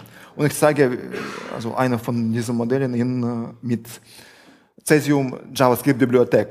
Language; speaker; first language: German; non-native, fluent; Russian